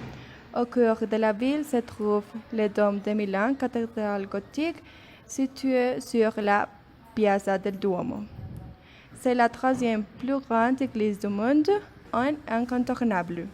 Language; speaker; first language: French; non-native, learner; Spanish